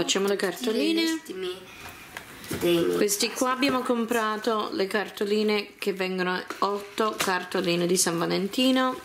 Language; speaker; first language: Italian; early bilingual, heritage; Italian